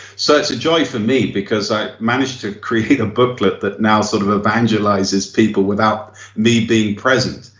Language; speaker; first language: English; native; English